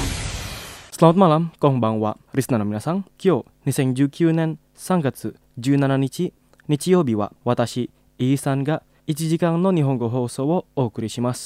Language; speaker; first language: Japanese; non-native, fluent; Indonesian